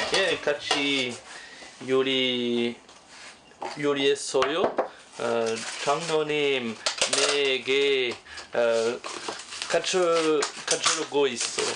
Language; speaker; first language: Korean; non-native, learner; French